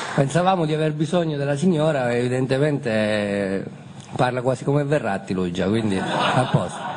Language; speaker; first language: Italian; native; Italian